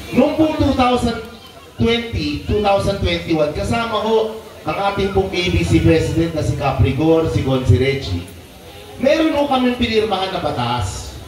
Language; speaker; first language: Filipino; native; Filipino